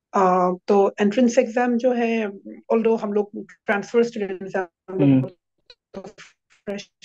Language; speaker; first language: Hindi; non-native, local second language; Assamese